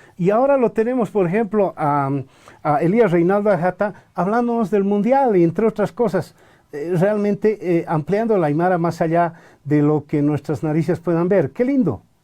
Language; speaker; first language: Spanish; native; Spanish